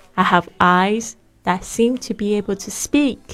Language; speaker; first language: English; non-native, fluent; Chinese